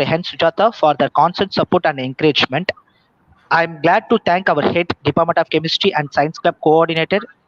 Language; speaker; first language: English; non-native, local second language; Tamil